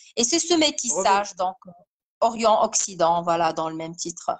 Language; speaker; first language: French; non-native, local second language; Arabic